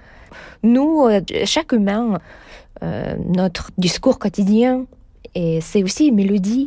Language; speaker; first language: French; non-native, fluent; Russian